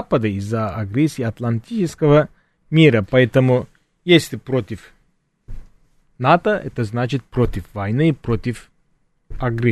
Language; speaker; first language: Russian; non-native, fluent; Turkish